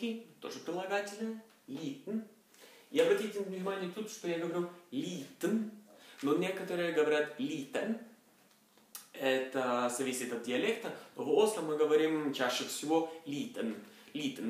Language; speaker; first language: Russian; non-native, fluent; Norwegian